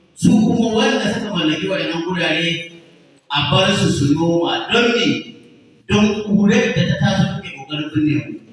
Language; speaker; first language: Hausa; native; Hausa